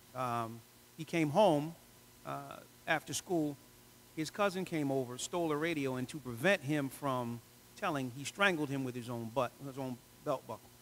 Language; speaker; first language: English; native; English